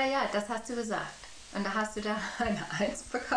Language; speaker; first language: German; non-native, fluent; English